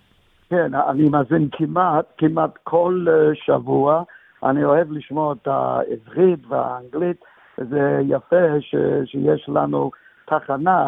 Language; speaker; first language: Hebrew; non-native, fluent; English